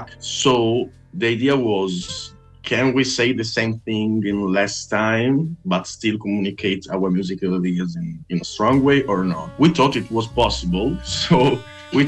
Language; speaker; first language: English; non-native, fluent; Italian